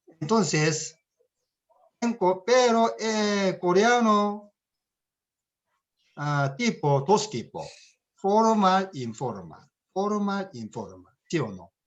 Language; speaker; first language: Spanish; non-native, learner; Korean